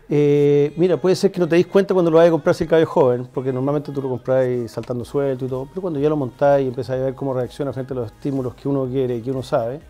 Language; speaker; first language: Spanish; native; Spanish